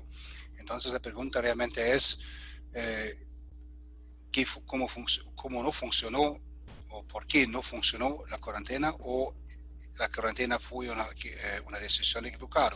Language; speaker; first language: Spanish; non-native, fluent; German